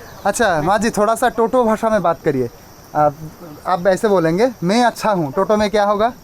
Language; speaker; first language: Hindi; non-native, local second language; Bangla